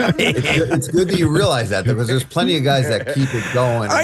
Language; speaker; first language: English; native; English